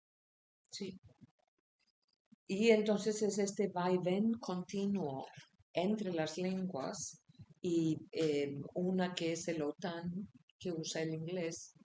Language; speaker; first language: Spanish; non-native, fluent; Icelandic